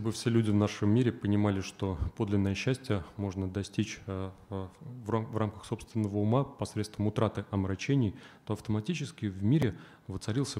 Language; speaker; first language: Russian; native; Russian